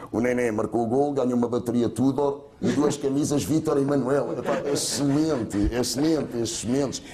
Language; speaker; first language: Portuguese; native; Portuguese